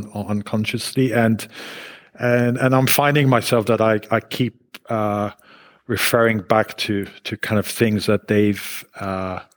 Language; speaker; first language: English; non-native, fluent; Hebrew